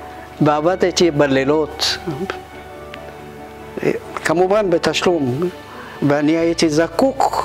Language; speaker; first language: Hebrew; non-native, fluent; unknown